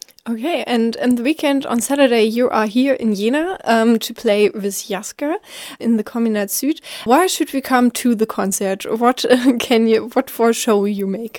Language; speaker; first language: English; non-native, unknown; German